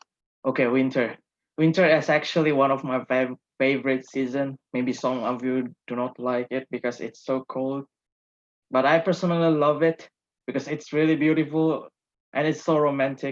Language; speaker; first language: English; non-native, fluent; Indonesian